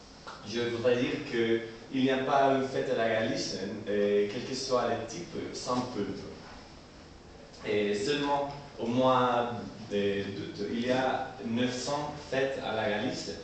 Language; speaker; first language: French; non-native, learner; Spanish